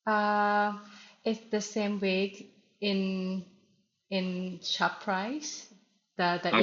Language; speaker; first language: English; non-native, learner; Thai